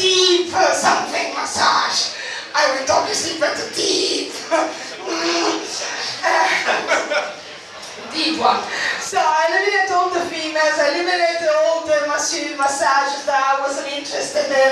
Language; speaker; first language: English; non-native, fluent; Italian